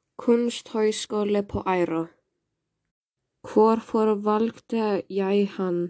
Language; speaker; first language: Norwegian; non-native, learner; Icelandic